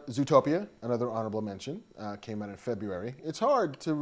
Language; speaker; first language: English; native; English